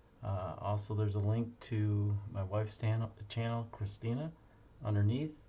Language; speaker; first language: English; native; English